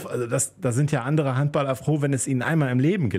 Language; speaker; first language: German; native; German